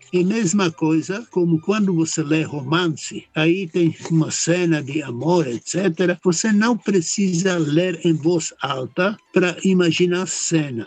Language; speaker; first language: Portuguese; non-native, fluent; Czech